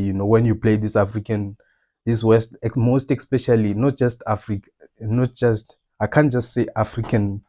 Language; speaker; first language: English; non-native, local second language; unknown